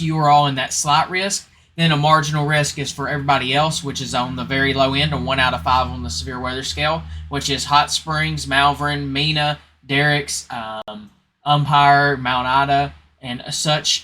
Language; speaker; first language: English; native; English